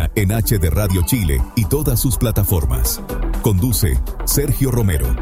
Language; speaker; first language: Spanish; native; Spanish